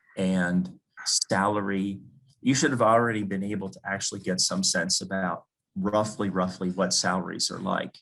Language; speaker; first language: English; native; English